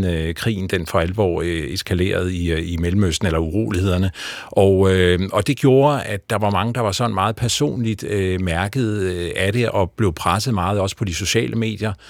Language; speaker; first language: Danish; native; Danish